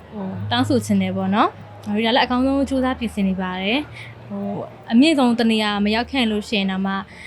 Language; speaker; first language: Burmese; native; Burmese